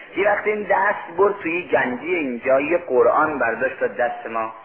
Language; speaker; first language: Persian; native; Persian